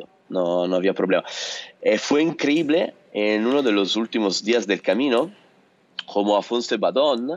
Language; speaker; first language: Spanish; non-native, learner; Italian